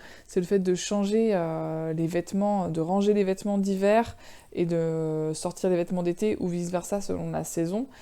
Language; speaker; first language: French; native; French